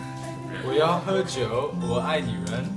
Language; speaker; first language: Chinese; non-native, learner; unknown